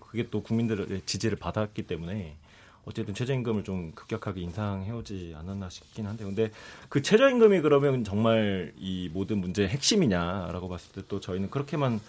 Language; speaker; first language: Korean; native; Korean